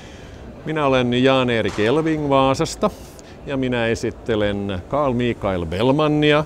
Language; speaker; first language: Finnish; non-native, local second language; Swedish